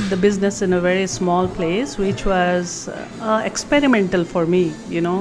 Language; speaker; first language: English; non-native, local second language; Nepali